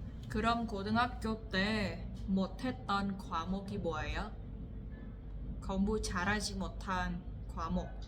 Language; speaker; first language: Korean; non-native, fluent; Vietnamese